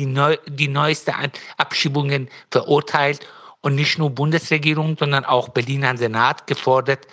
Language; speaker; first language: German; non-native, fluent; Persian